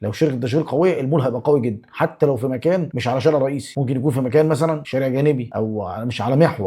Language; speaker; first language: Arabic; native; Arabic